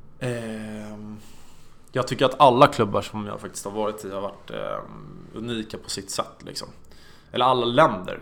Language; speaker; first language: Swedish; native; Swedish